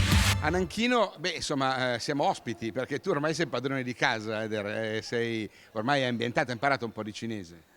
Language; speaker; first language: Italian; native; Italian